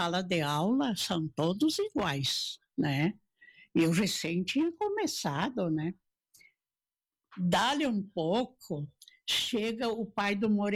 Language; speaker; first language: Portuguese; native; Portuguese